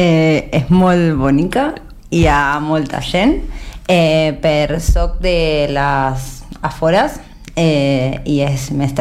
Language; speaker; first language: Catalan; non-native, learner; Spanish